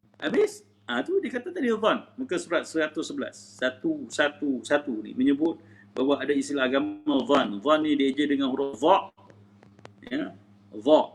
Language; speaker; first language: Malay; native; Malay